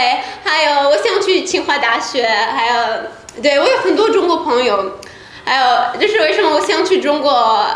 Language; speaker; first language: Chinese; non-native, learner; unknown